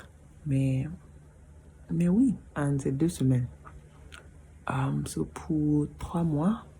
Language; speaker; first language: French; non-native, learner; English